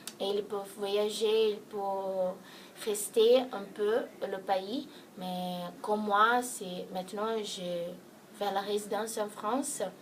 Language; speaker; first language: French; non-native, learner; Portuguese